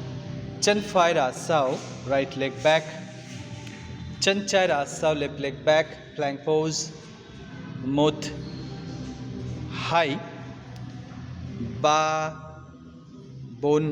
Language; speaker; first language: Vietnamese; non-native, fluent; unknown